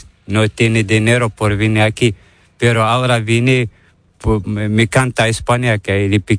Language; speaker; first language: Spanish; non-native, learner; Arabic